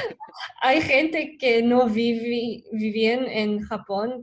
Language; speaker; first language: Spanish; non-native, learner; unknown